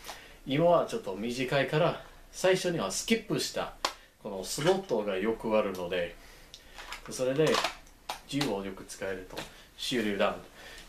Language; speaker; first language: Japanese; non-native, fluent; English